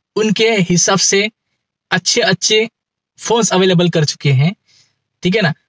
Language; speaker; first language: Hindi; native; Hindi